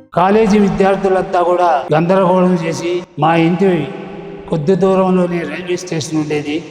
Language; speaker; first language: Telugu; non-native, local second language; Tamil